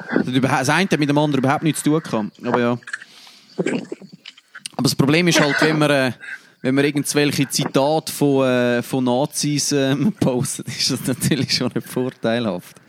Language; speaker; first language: German; native; German